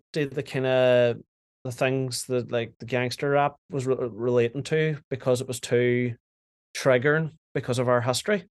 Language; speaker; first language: English; native; English